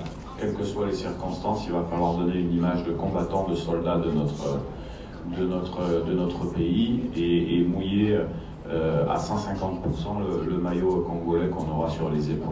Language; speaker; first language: French; native; French